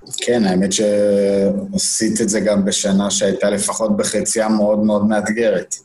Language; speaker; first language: Hebrew; native; Hebrew